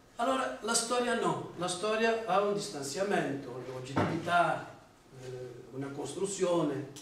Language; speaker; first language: Italian; non-native, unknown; Portuguese